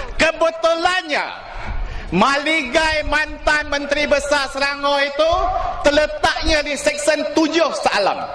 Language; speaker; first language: Malay; non-native, local second language; Chinese